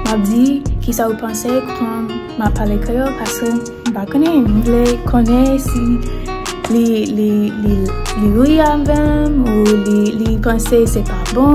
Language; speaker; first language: Haitian Creole; non-native, learner; English